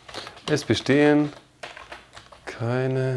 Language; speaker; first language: German; native; German